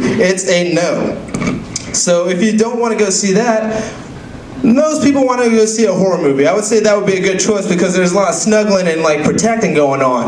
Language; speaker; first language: English; native; English